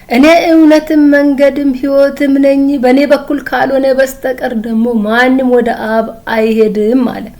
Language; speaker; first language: Amharic; non-native, local second language; Oromo